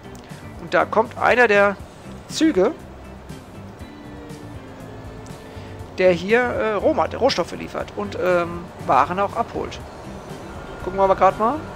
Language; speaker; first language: German; native; German